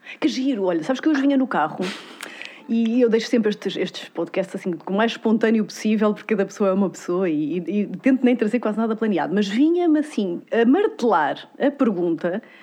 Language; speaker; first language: Portuguese; native; Portuguese